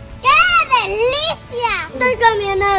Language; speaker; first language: Spanish; native; Spanish